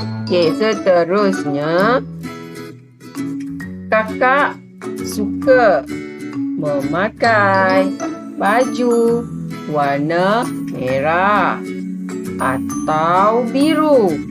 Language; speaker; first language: Malay; native; Malay